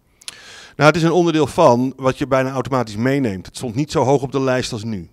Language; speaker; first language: Dutch; native; Dutch